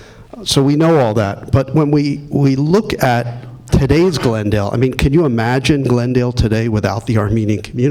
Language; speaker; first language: English; native; English